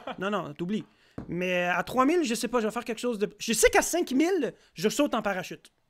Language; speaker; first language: French; native; French